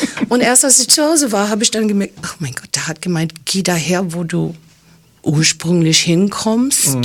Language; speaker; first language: German; early bilingual, heritage; English